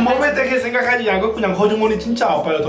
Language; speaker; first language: Korean; non-native, fluent; Spanish